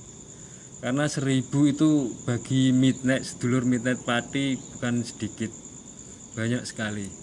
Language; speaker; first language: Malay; non-native, local second language; Javanese